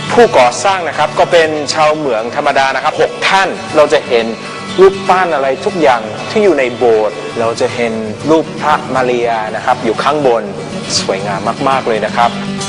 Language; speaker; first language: Thai; non-native, fluent; English